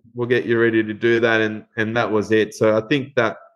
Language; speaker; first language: English; non-native, fluent; Spanish